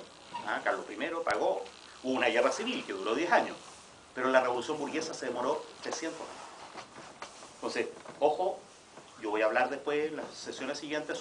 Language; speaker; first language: Spanish; native; Spanish